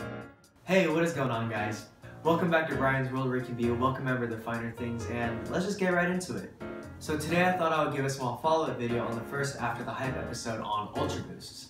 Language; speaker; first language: English; native; English